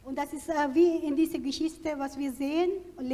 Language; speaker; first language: German; non-native, fluent; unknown